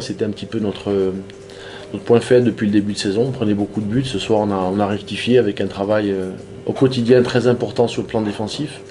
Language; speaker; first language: French; native; French